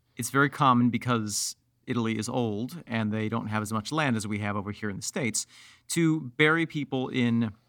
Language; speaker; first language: English; native; English